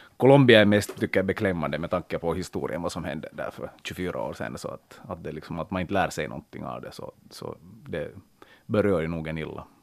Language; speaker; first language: Swedish; native; Swedish